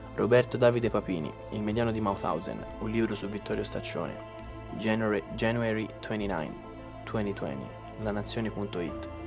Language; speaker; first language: Italian; native; Italian